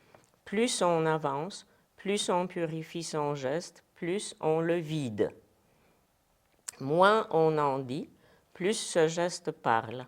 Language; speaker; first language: French; non-native, fluent; Polish